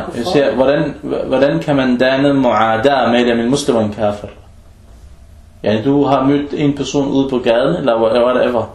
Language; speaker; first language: Danish; non-native, fluent; Arabic